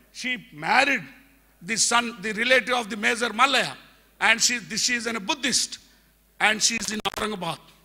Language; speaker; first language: English; non-native, local second language; Telugu